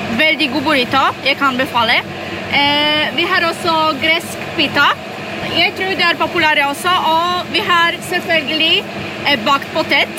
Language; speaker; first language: Norwegian; non-native, learner; Polish